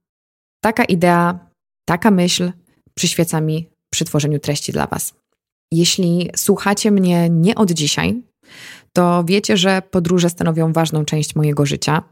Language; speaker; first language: Polish; native; Polish